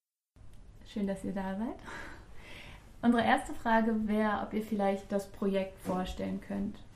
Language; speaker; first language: German; native; German